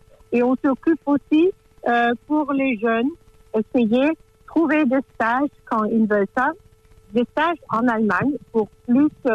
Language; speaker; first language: French; non-native, fluent; German